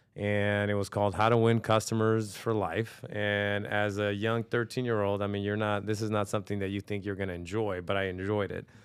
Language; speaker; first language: English; native; English